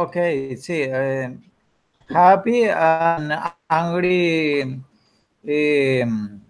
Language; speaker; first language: English; non-native, learner; Spanish